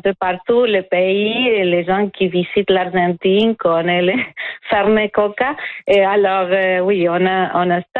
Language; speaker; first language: French; non-native, fluent; Spanish